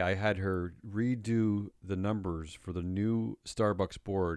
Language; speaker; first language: English; native; English